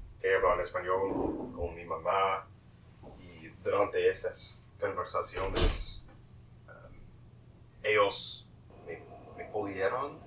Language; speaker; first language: Spanish; non-native, learner; English